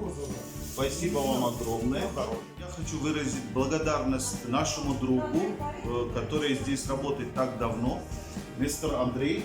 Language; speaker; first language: Russian; non-native, fluent; Hindi